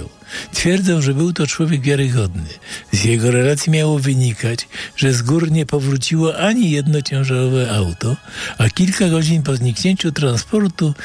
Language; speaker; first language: Polish; native; Polish